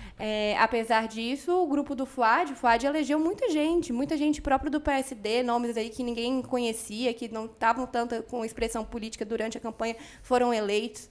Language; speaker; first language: Portuguese; native; Portuguese